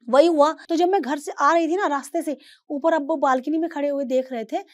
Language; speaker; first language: Hindi; native; Hindi